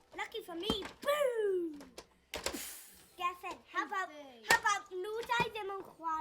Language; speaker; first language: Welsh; non-native, local second language; English